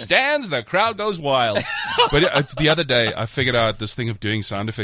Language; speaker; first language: English; native; English